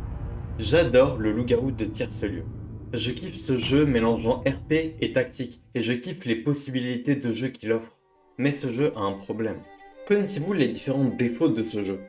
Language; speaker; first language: French; native; French